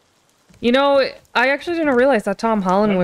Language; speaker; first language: English; native; English